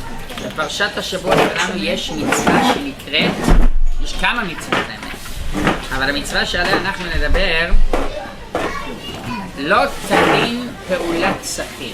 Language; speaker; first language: Hebrew; non-native, fluent; English